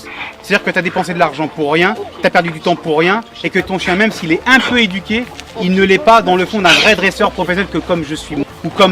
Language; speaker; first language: French; native; French